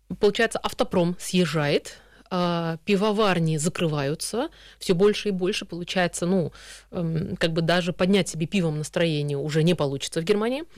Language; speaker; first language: Russian; early bilingual, heritage; Russian